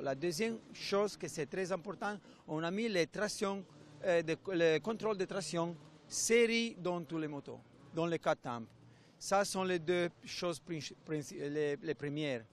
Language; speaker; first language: French; non-native, fluent; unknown